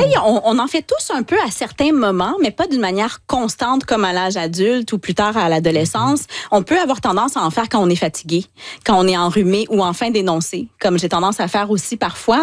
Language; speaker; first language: French; native; French